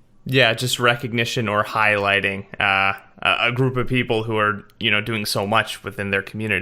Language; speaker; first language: English; native; English